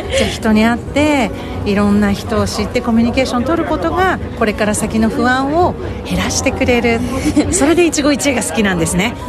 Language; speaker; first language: Japanese; native; Japanese